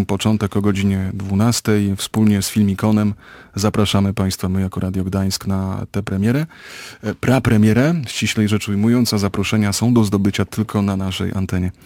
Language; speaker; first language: Polish; native; Polish